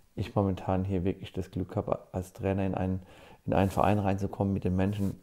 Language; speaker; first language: German; native; German